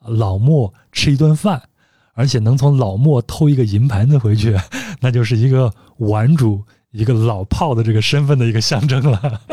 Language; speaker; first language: Chinese; native; Chinese